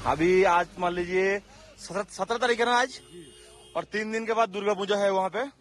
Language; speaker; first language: Hindi; non-native, local second language; Bangla